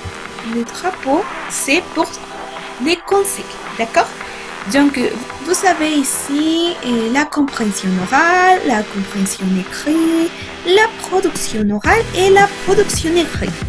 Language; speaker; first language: French; non-native, learner; Spanish